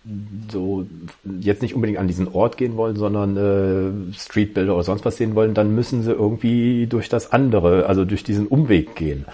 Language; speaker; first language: German; native; German